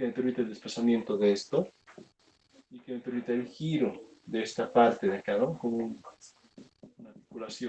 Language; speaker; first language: Spanish; native; Spanish